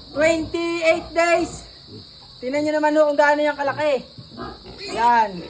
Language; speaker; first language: Filipino; native; Filipino